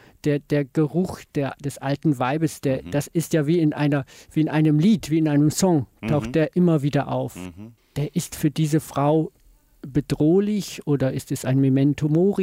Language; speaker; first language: German; native; German